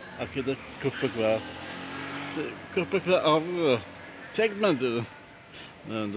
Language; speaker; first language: Turkish; non-native, learner; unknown